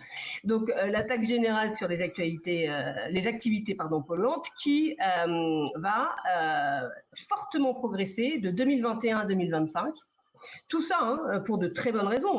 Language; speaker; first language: French; native; French